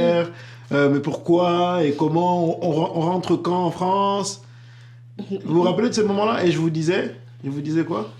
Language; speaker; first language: French; native; French